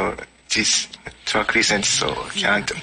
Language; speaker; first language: English; non-native, learner; Japanese